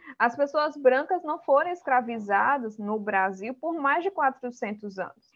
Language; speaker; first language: Portuguese; early bilingual, other home language; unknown